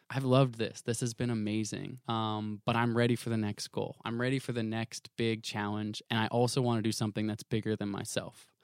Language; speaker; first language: English; native; English